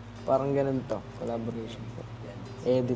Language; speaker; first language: Filipino; native; Filipino